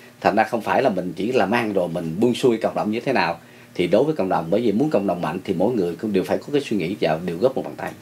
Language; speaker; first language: Vietnamese; native; Vietnamese